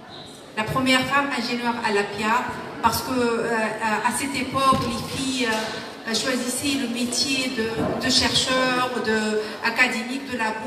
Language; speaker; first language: French; non-native, local second language; Arabic